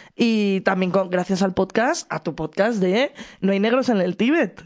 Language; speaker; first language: Spanish; native; Spanish